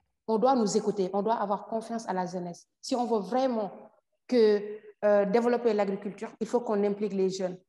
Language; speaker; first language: French; non-native, local second language; Wolof